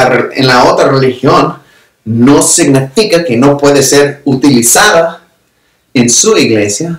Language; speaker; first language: Spanish; non-native, fluent; English